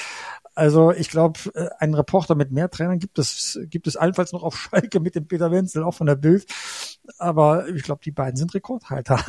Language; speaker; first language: German; native; German